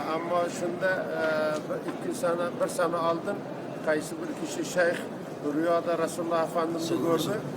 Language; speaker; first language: Turkish; non-native, learner; Persian